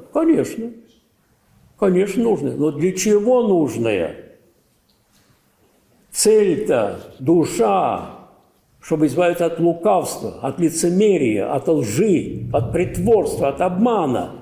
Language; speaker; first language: Russian; native; Russian